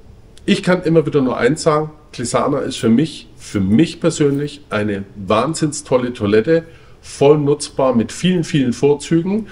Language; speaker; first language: German; native; German